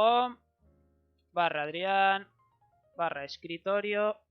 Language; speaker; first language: Spanish; native; Spanish